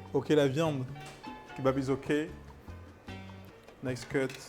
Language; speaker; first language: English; non-native, learner; French